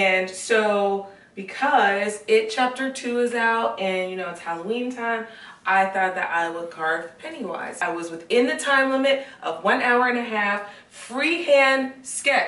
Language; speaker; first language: English; native; English